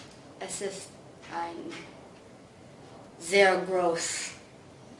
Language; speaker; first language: German; non-native, learner; English